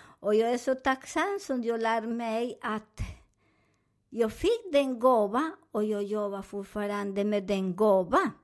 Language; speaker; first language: Swedish; non-native, fluent; Spanish